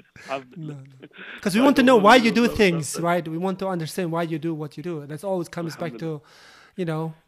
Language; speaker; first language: English; non-native, fluent; Uzbek